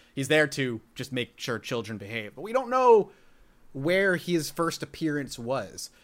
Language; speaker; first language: English; native; English